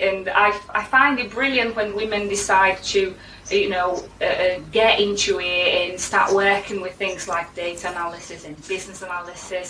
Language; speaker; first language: English; non-native, fluent; Portuguese